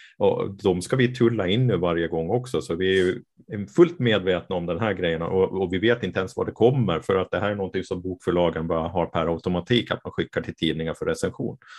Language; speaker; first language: Swedish; native; Swedish